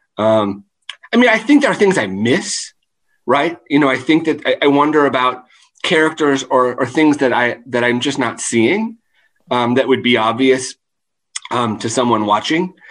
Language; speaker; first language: English; native; English